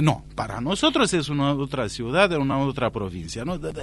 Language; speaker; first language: Spanish; non-native, fluent; Romanian